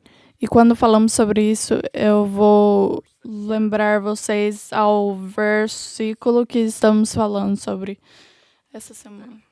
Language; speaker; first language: Portuguese; non-native, learner; English